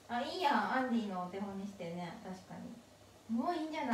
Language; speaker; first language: Japanese; native; Japanese